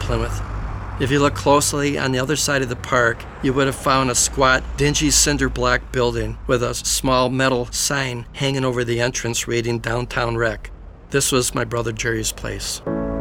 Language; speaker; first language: English; native; English